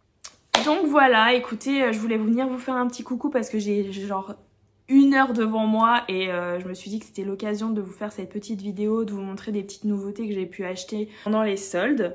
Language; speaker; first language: French; native; French